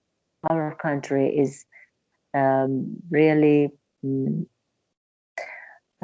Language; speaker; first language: English; non-native, learner; Persian